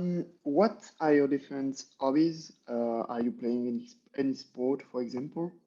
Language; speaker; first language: English; non-native, learner; French